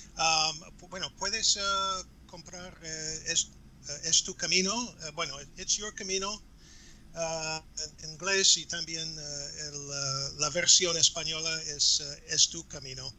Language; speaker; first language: Spanish; non-native, fluent; English